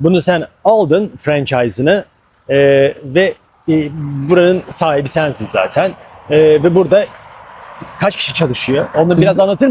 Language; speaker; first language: Turkish; native; Turkish